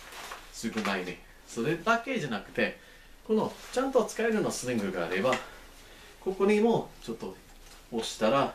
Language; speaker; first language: Japanese; non-native, learner; English